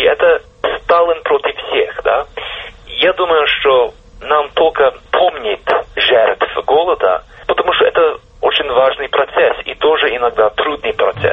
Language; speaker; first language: Russian; non-native, fluent; English